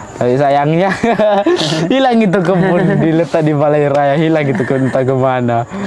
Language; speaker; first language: Malay; early bilingual, other home language; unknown